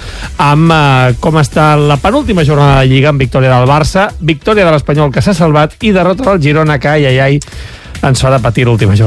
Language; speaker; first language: Catalan; native; Catalan